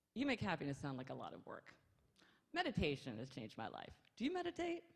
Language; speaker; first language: English; native; English